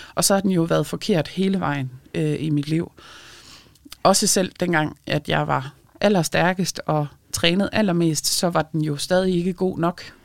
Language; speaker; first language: Danish; early bilingual, other home language; Lithuanian